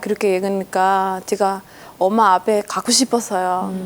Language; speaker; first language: Korean; non-native, learner; Spanish